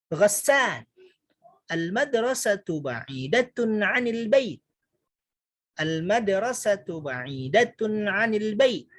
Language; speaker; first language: Arabic; non-native, fluent; Indonesian